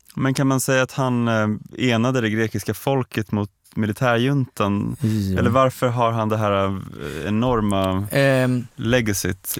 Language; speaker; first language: Swedish; native; Swedish